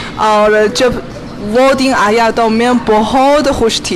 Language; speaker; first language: Hindi; non-native, fluent; Chinese